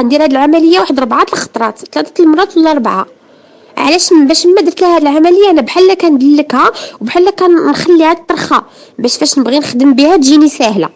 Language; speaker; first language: Arabic; native; Arabic